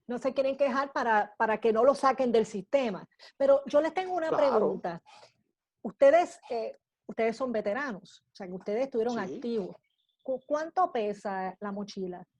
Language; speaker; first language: Spanish; native; Spanish